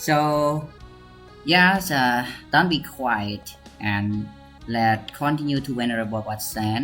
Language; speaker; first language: English; non-native, learner; Khmer